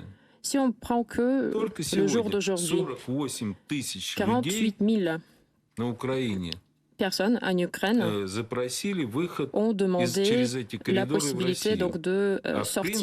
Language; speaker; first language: French; non-native, fluent; Russian